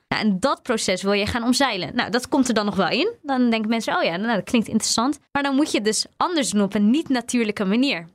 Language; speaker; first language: Dutch; native; Dutch